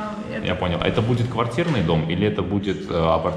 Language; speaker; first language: Russian; native; Russian